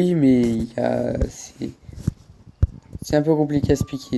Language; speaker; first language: French; native; French